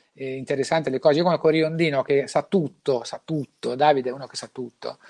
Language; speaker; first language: Italian; native; Italian